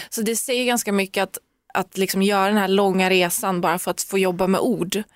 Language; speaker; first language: Swedish; early bilingual, other home language; Persian